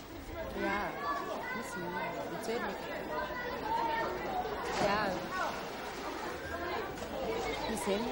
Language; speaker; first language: Dutch; non-native, learner; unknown